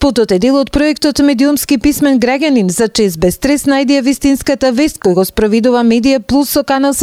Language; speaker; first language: Macedonian; native; Macedonian